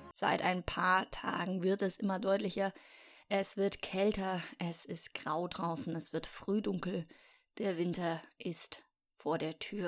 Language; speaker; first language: German; native; German